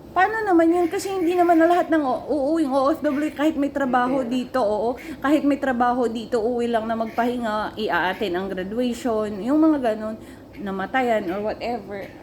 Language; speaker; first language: Filipino; native; Filipino